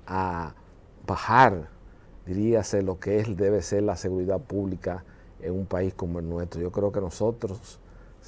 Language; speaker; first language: Spanish; native; Spanish